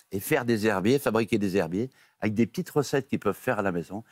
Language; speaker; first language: French; native; French